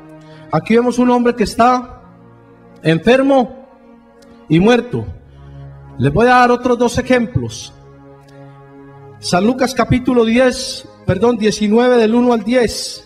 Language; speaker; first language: Spanish; native; Spanish